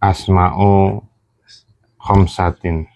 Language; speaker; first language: Arabic; non-native, fluent; Indonesian